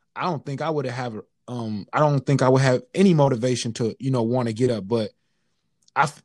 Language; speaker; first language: English; native; English